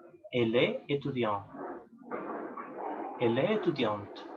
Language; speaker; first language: French; non-native, learner; Spanish